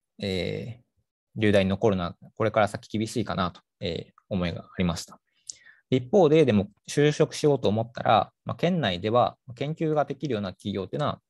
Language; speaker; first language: Japanese; native; Japanese